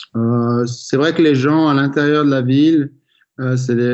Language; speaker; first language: French; native; French